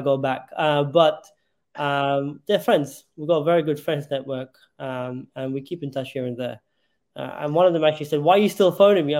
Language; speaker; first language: English; native; English